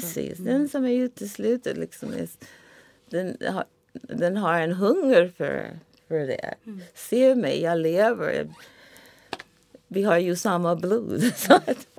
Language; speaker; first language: Swedish; non-native, fluent; English